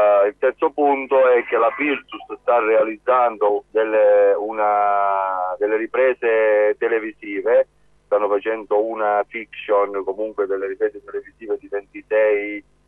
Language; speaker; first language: Italian; native; Italian